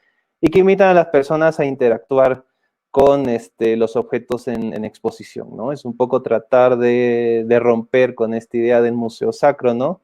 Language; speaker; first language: Spanish; native; Spanish